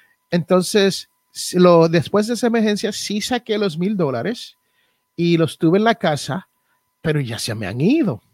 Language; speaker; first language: Spanish; native; Spanish